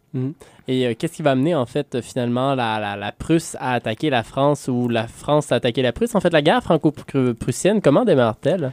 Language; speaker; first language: French; native; French